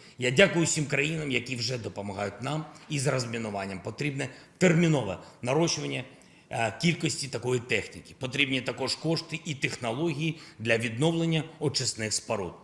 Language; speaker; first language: Ukrainian; non-native, local second language; Russian